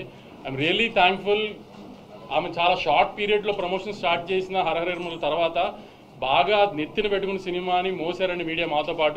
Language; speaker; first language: Telugu; native; Telugu